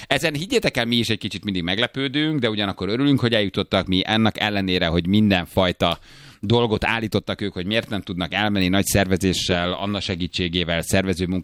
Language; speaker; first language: Hungarian; native; Hungarian